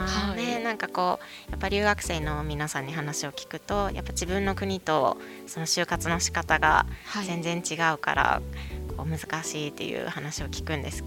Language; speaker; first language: Japanese; native; Japanese